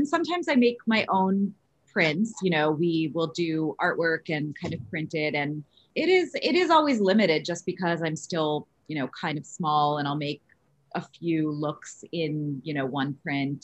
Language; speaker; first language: English; native; English